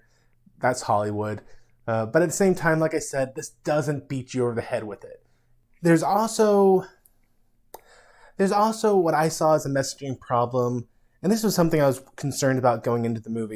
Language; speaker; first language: English; native; English